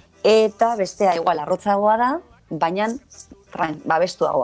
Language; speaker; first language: Basque; native; Basque